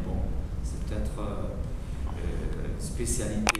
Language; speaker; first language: French; non-native, fluent; German